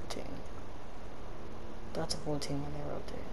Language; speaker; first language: English; native; English